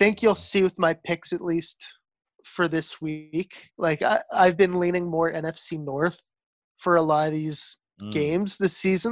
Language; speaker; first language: English; native; English